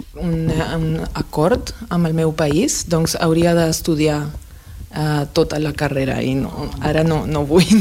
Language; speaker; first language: Catalan; non-native, fluent; Spanish